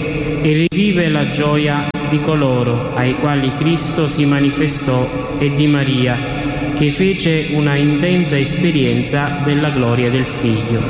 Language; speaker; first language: Italian; native; Italian